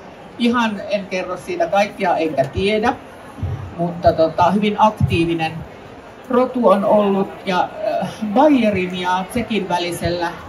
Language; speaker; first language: Finnish; native; Finnish